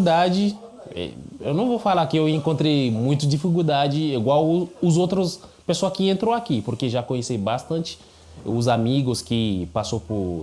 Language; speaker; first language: Portuguese; non-native, fluent; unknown